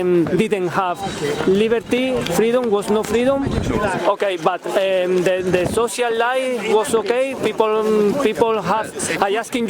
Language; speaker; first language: English; non-native, learner; Spanish